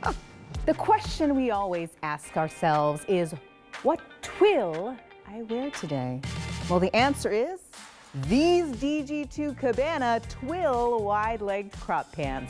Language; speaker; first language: English; native; English